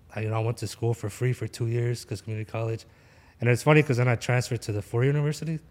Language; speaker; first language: English; native; English